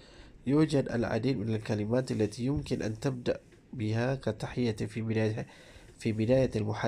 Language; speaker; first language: Arabic; non-native, fluent; Malay